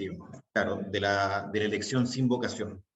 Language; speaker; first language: Spanish; native; Spanish